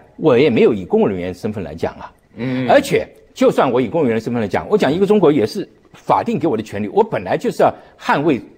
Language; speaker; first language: Chinese; native; Chinese